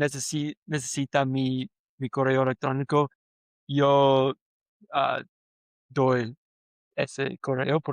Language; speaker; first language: Spanish; non-native, learner; English